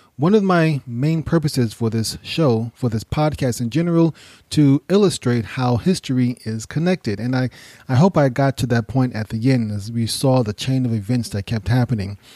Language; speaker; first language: English; native; English